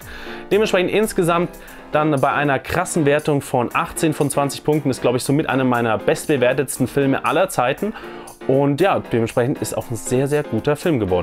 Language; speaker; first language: German; native; German